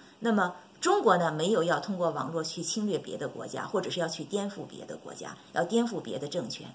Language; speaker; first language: Chinese; native; Chinese